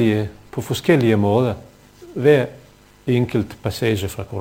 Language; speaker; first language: Danish; non-native, fluent; Bosnian